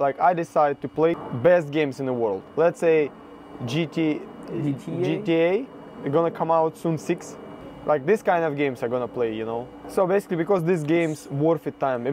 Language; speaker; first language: English; non-native, fluent; Russian